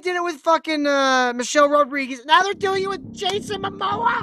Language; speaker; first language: English; native; English